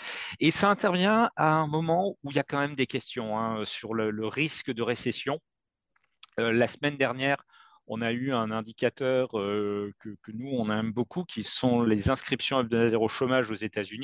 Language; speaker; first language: French; native; French